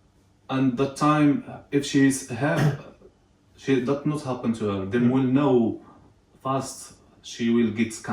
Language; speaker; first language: English; non-native, learner; Arabic